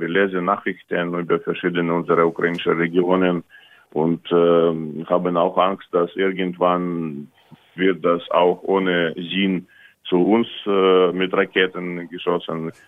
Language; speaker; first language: German; non-native, fluent; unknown